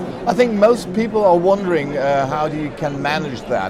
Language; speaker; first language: English; non-native, fluent; German